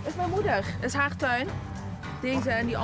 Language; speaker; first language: Dutch; early bilingual, other home language; Turkish